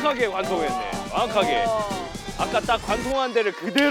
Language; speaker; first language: Korean; native; Korean